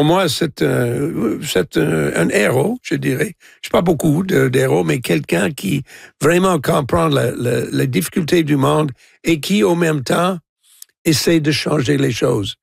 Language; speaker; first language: French; non-native, local second language; English